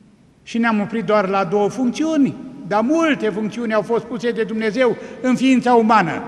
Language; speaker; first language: Romanian; native; Romanian